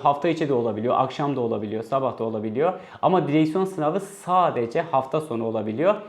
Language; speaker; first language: Turkish; native; Turkish